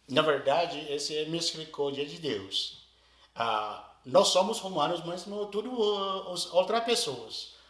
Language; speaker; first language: Portuguese; non-native, learner; Arabic